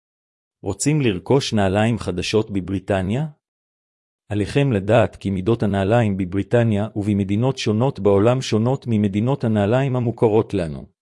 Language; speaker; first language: Hebrew; native; Hebrew